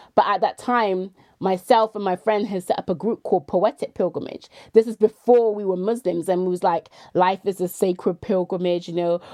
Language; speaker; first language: English; native; English